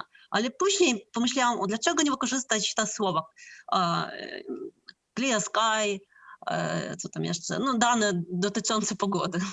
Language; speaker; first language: Polish; non-native, fluent; Ukrainian